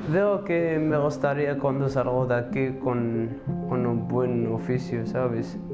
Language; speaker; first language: Spanish; non-native, learner; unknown